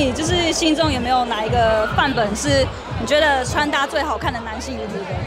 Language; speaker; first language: Chinese; native; Chinese